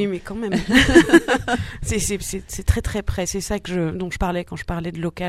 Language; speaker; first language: French; native; French